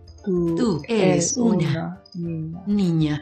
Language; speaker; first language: Spanish; non-native, learner; English